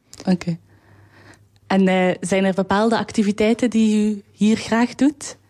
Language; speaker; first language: Dutch; native; Dutch